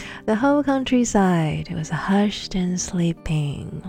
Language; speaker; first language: English; non-native, fluent; Chinese